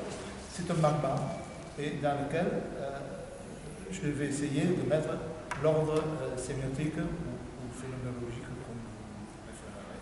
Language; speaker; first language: French; native; French